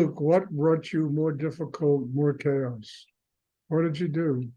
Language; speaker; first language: English; native; English